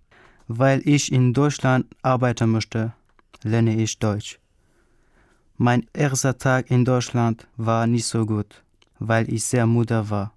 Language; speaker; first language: German; non-native, learner; Arabic